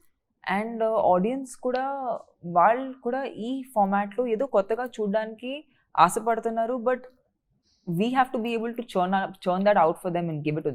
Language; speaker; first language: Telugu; non-native, fluent; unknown